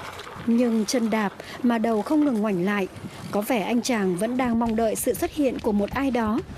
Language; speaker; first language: Vietnamese; native; Vietnamese